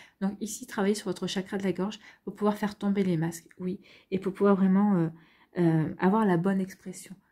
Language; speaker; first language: French; native; French